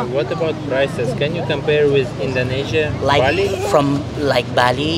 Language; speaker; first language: English; non-native, learner; French